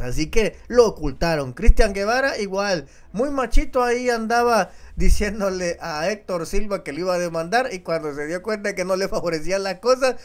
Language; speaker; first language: Spanish; native; Spanish